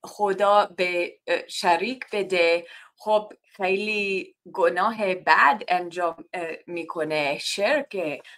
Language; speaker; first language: Persian; non-native, learner; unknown